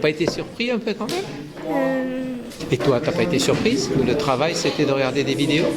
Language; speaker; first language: French; native; French